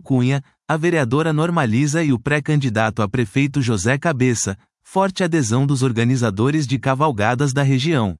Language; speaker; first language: Portuguese; native; Portuguese